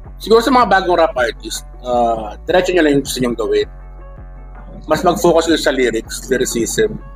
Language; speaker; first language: Filipino; non-native, local second language; Iloko